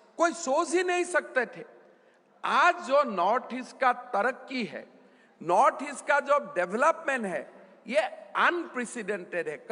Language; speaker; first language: Hindi; non-native, local second language; Assamese